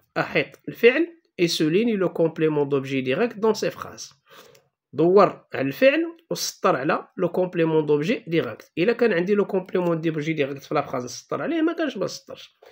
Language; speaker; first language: French; non-native, local second language; Arabic